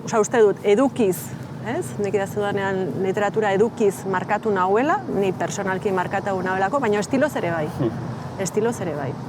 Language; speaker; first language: Basque; non-native, local second language; Spanish